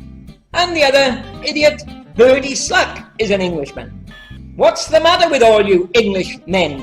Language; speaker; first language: English; native; English